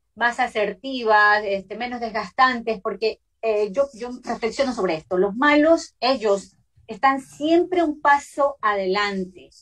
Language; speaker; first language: Spanish; native; Spanish